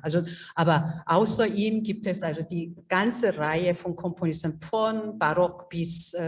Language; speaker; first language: German; non-native, fluent; Korean